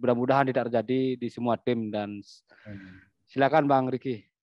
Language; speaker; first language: Indonesian; native; Indonesian